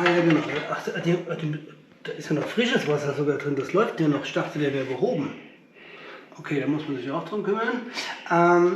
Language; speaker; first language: German; native; German